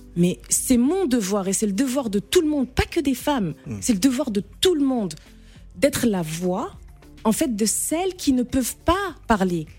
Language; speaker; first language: French; non-native, local second language; Arabic